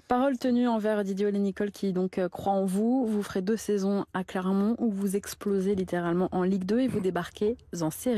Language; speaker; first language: French; native; French